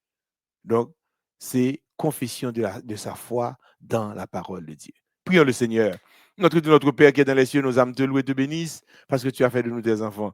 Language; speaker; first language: French; non-native, local second language; Haitian Creole